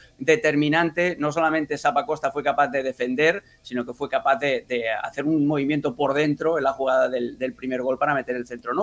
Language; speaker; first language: Spanish; native; Spanish